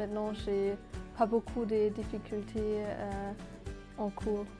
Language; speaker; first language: French; non-native, fluent; German